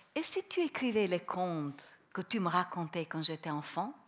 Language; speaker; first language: French; non-native, fluent; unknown